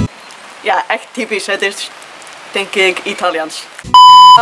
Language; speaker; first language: Dutch; non-native, learner; Icelandic